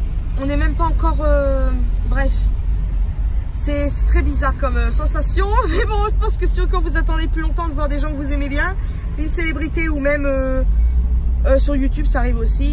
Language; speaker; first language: French; native; French